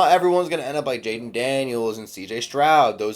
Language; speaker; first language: English; native; English